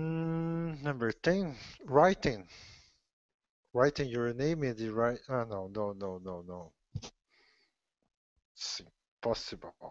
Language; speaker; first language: English; non-native, learner; Portuguese